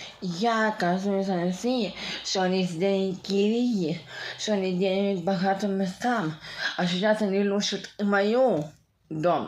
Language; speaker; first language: Russian; non-native, local second language; Ukrainian